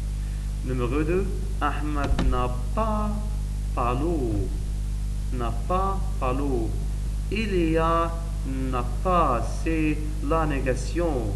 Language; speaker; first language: French; non-native, learner; Arabic